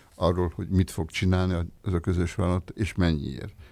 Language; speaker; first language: Hungarian; native; Hungarian